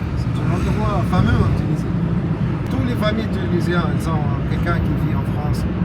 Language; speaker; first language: French; non-native, local second language; Arabic